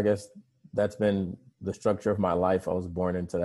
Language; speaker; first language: English; native; English